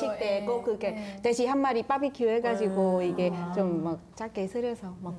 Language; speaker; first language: Korean; non-native, fluent; Vietnamese